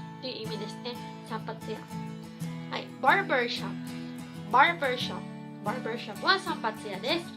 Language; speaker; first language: Japanese; non-native, fluent; Cebuano